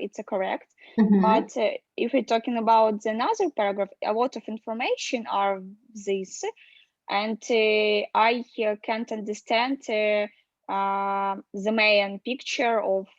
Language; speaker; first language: English; non-native, learner; Russian